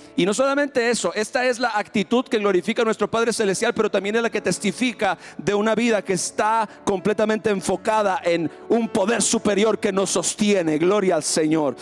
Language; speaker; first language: Spanish; native; Spanish